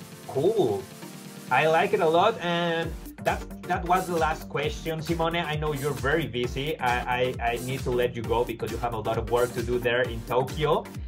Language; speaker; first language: English; non-native, learner; Spanish